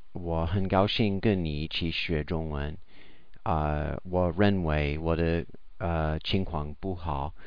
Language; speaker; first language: Chinese; non-native, learner; English